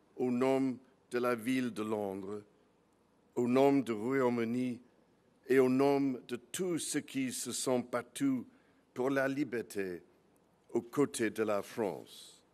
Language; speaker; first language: French; non-native, fluent; English